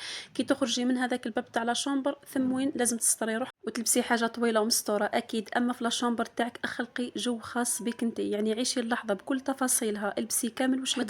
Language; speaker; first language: Arabic; native; Arabic